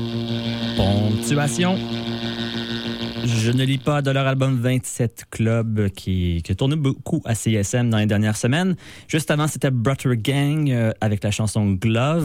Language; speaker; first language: French; native; French